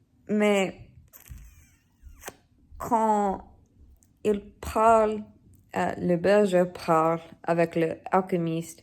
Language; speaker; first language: French; non-native, learner; English